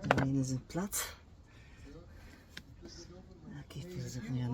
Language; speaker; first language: German; non-native, learner; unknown